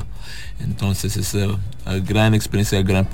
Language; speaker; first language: Spanish; non-native, learner; English